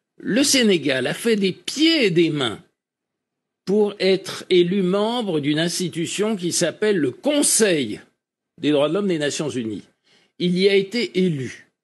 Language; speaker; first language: French; native; French